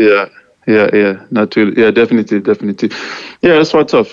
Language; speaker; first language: German; non-native, learner; English